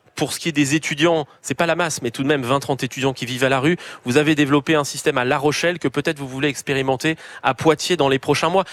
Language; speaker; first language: French; native; French